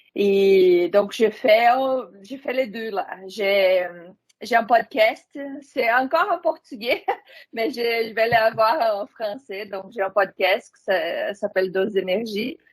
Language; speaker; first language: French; non-native, fluent; Portuguese